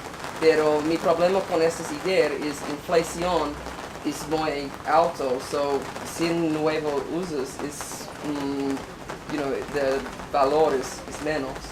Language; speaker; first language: Spanish; non-native, learner; English